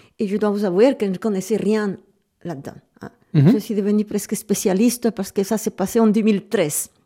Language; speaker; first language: French; non-native, fluent; Spanish